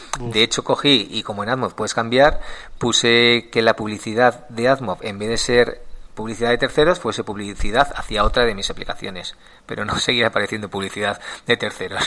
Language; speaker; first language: Spanish; native; Spanish